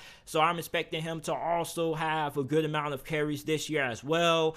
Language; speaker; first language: English; native; English